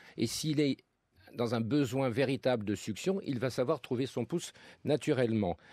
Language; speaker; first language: French; native; French